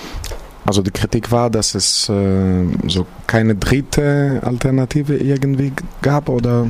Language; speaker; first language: German; non-native, fluent; Greek